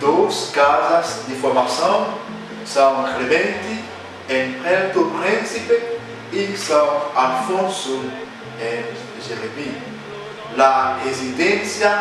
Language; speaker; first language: Spanish; non-native, fluent; Haitian Creole